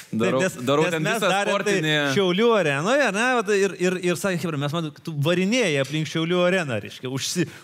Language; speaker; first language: Lithuanian; native; Lithuanian